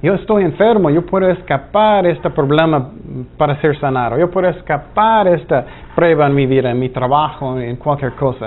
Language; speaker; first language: Spanish; non-native, fluent; English